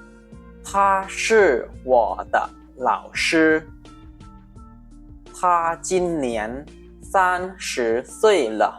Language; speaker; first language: Chinese; non-native, fluent; Lao